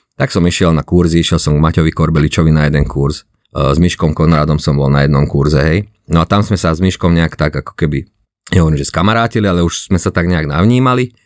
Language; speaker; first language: Slovak; non-native, local second language; Hungarian